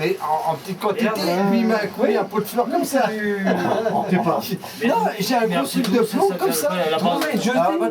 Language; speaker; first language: French; native; French